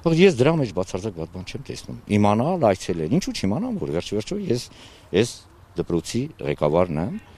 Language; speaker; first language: Armenian; native; Armenian